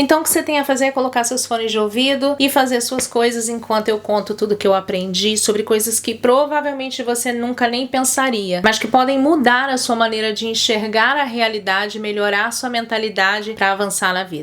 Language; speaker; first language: Portuguese; native; Portuguese